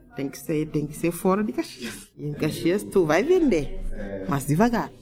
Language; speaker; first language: Portuguese; non-native, learner; Wolof